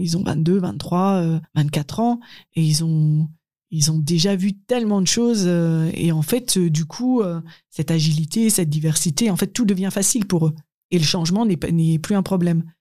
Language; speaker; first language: French; native; French